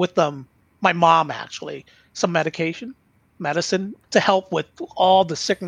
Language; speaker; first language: English; early bilingual, other home language; Vietnamese